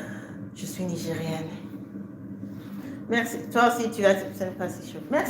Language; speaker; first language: French; non-native, learner; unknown